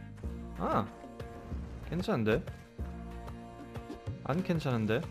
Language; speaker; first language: Korean; non-native, learner; German